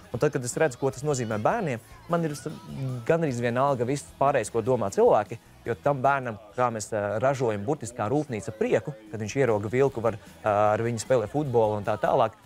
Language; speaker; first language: Latvian; native; Latvian